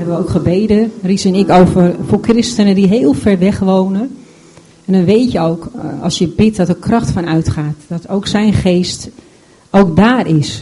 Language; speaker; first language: Dutch; native; Dutch